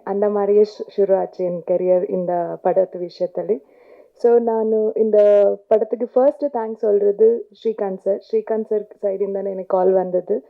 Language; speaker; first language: Tamil; non-native, learner; Kannada